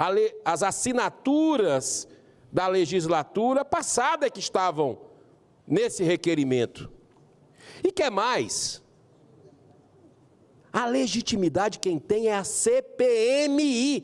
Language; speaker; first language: Portuguese; native; Portuguese